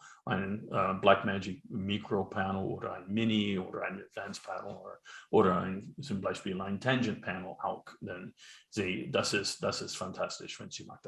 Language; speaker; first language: German; non-native, learner; English